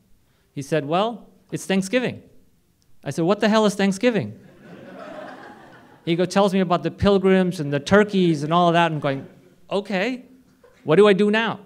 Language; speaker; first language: English; non-native, local second language; Hindi